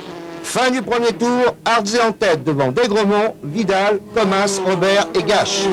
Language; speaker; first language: French; native; French